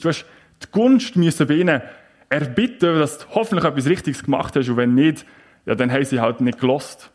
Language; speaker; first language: German; native; German